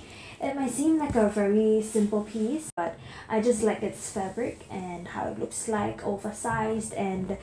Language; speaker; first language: English; native; English